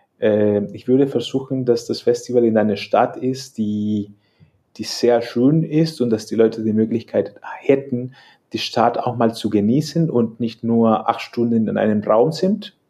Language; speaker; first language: German; non-native, fluent; Spanish